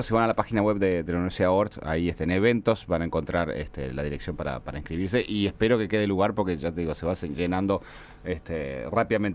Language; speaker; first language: Spanish; native; Spanish